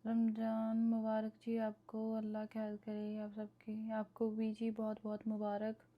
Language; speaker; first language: Hindi; non-native, local second language; Punjabi